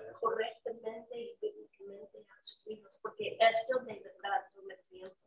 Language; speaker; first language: Spanish; non-native, learner; English